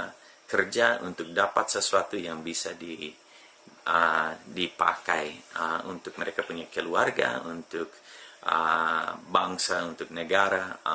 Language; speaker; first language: Indonesian; non-native, fluent; English